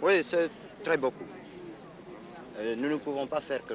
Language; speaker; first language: French; non-native, learner; Czech